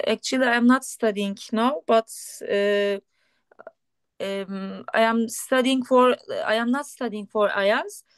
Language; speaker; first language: English; non-native, learner; Turkish